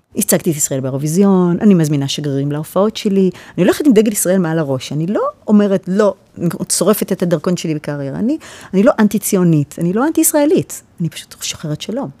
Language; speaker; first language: Hebrew; early bilingual, heritage; Hebrew